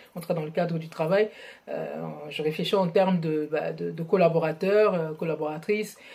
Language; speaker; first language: French; non-native, local second language; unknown